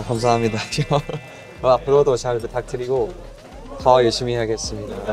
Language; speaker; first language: Korean; non-native, learner; Thai